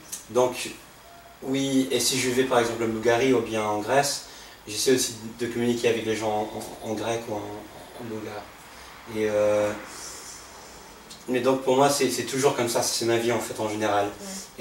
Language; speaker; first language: French; non-native, fluent; English